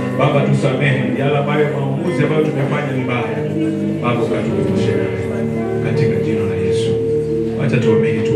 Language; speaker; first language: Swahili; non-native, local second language; Luyia